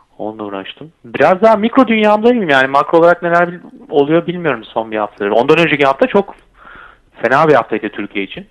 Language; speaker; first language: Turkish; native; Turkish